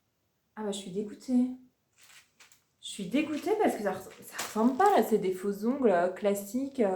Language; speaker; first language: French; native; French